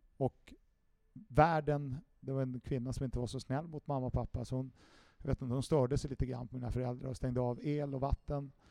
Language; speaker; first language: Swedish; early bilingual, other home language; Finnish